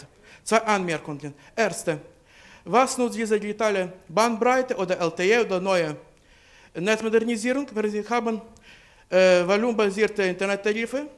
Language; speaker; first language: German; non-native, fluent; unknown